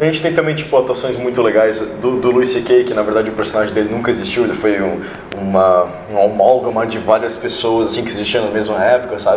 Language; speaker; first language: Portuguese; native; Portuguese